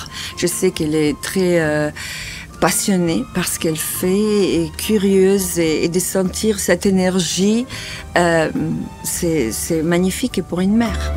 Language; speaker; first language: French; non-native, fluent; Italian